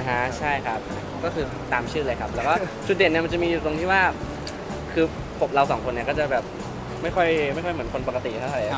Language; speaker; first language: Thai; native; Thai